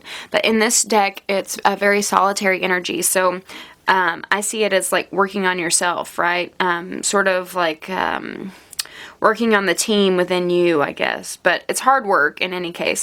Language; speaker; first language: English; native; English